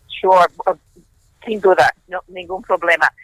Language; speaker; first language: Spanish; non-native, fluent; English